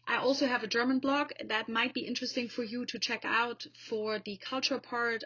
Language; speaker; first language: English; non-native, fluent; German